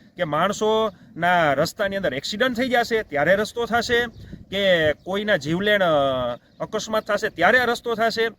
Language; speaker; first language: Gujarati; native; Gujarati